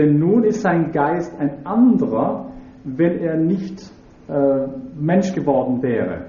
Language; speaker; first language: German; native; German